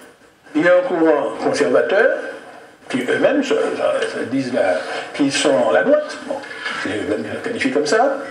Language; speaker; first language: French; native; French